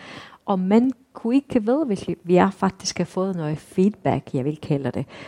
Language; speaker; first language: Danish; non-native, fluent; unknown